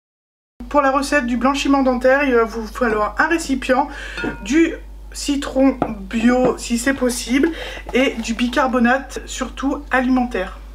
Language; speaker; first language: French; native; French